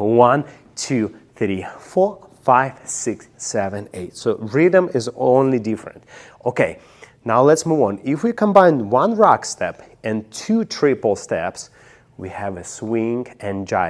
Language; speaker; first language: English; non-native, fluent; Russian